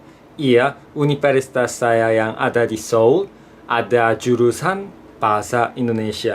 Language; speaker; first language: Indonesian; non-native, fluent; Korean